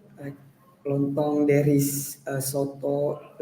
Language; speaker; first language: English; non-native, learner; Indonesian